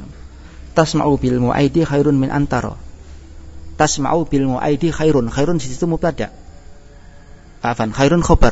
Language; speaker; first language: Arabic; non-native, fluent; Indonesian